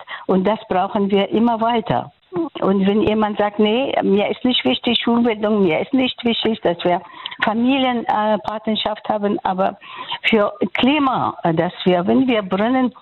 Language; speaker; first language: German; non-native, learner; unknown